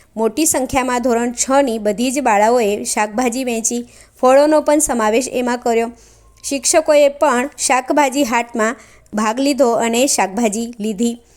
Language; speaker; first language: Gujarati; non-native, local second language; Marathi